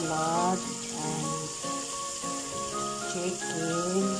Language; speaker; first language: English; non-native, local second language; Filipino